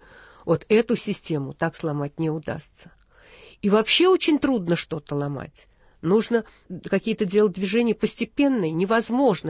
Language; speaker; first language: Russian; native; Russian